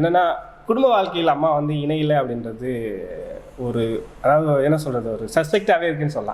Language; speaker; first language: Tamil; native; Tamil